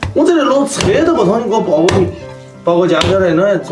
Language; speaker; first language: Chinese; native; Chinese